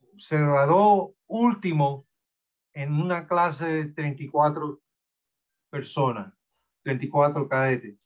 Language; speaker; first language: Spanish; early bilingual, heritage; Spanish